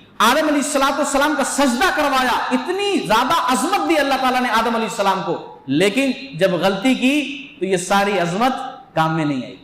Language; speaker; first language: Urdu; native; Urdu